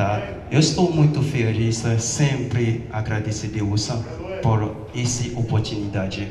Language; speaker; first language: Portuguese; non-native, learner; Haitian Creole